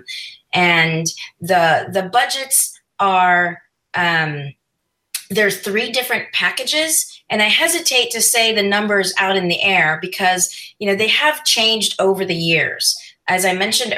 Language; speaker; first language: English; non-native, local second language; Filipino